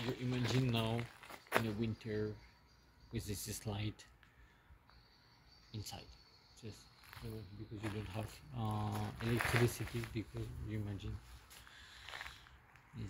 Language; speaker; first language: English; non-native, learner; French